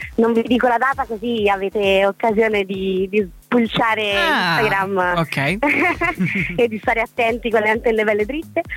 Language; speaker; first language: Italian; native; Italian